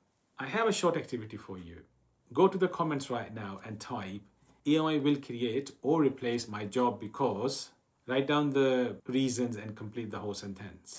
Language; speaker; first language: English; non-native, fluent; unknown